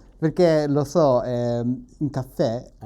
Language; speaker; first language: Italian; non-native, learner; Japanese